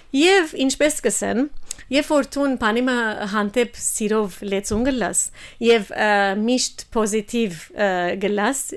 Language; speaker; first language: Armenian; early bilingual, heritage; Armenian